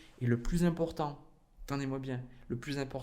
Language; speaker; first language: French; native; French